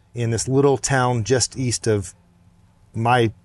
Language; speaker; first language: English; native; English